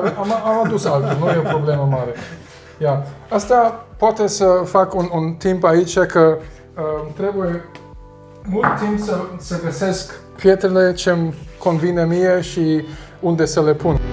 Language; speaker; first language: Romanian; non-native, learner; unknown